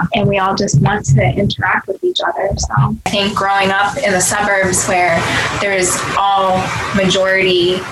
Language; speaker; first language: English; early bilingual, other home language; Cantonese